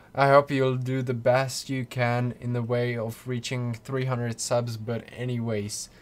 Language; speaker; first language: English; non-native, fluent; Czech